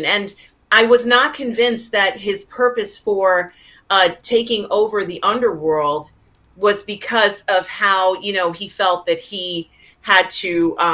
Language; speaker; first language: English; native; English